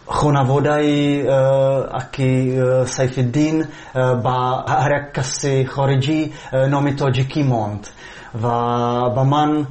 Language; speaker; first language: Persian; non-native, fluent; Slovak